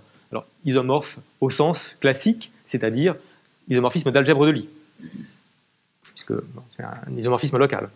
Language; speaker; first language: French; native; French